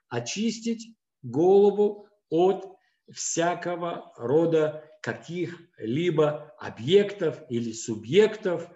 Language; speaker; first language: Russian; native; Russian